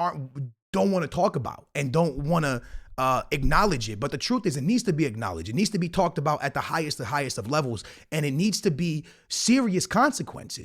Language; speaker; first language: English; native; English